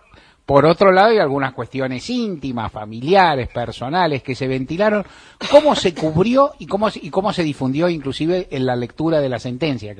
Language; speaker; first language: Spanish; native; Spanish